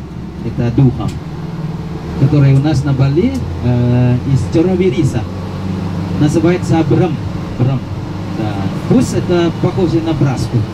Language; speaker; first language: Russian; non-native, fluent; Balinese